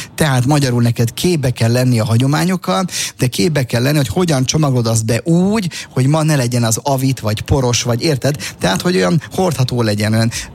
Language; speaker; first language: Hungarian; native; Hungarian